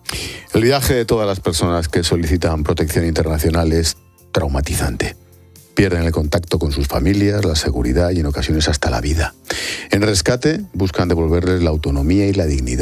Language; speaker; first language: Spanish; native; Spanish